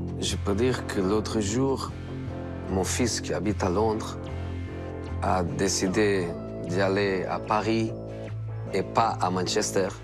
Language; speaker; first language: French; non-native, fluent; Portuguese